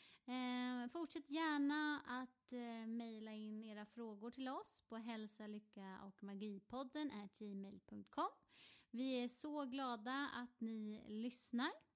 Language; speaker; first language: Swedish; non-native, local second language; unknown